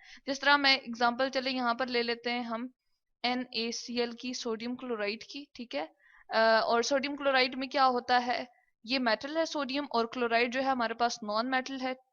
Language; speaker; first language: Hindi; non-native, local second language; Punjabi